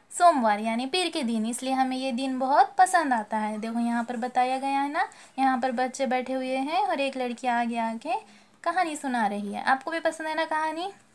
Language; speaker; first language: Urdu; native; Urdu